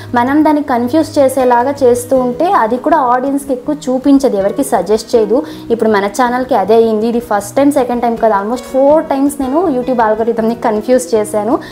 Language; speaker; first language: Telugu; non-native, local second language; Kannada